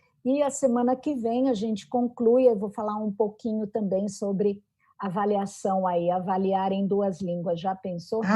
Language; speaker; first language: Portuguese; native; Portuguese